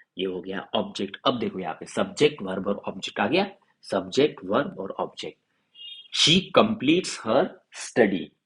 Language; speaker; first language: Hindi; non-native, local second language; Marathi